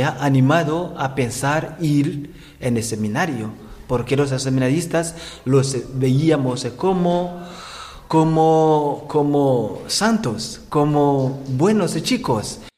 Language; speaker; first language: Spanish; non-native, learner; Rundi